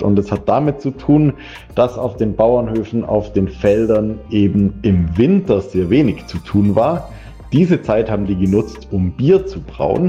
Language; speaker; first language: German; native; German